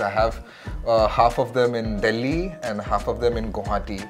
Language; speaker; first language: English; non-native, local second language; Assamese